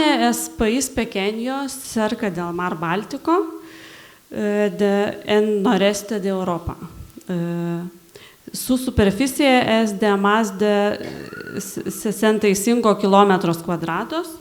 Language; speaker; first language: Spanish; non-native, learner; Lithuanian